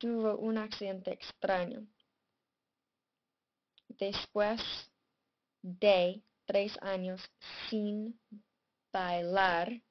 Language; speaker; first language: Spanish; non-native, fluent; English